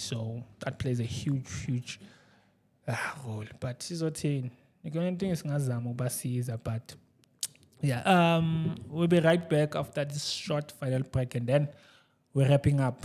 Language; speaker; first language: English; non-native, local second language; Zulu